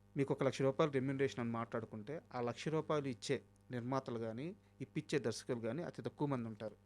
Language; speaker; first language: Telugu; native; Telugu